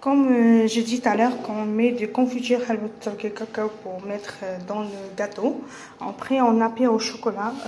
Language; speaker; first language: French; non-native, local second language; Arabic